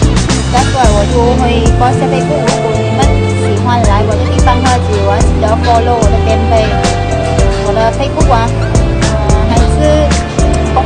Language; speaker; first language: Chinese; non-native, fluent; Vietnamese